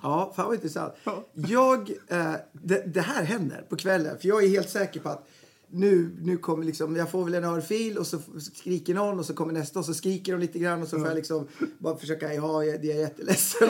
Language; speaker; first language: Swedish; native; Swedish